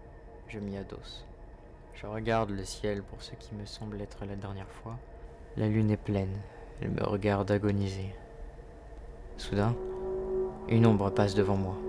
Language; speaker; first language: French; native; French